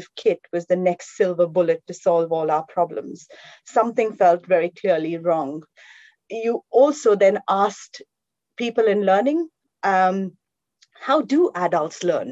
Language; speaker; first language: English; non-native, local second language; Konkani